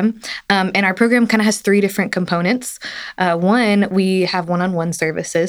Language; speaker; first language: English; native; English